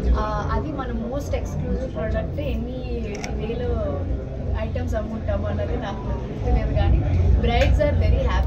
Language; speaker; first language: Telugu; native; Telugu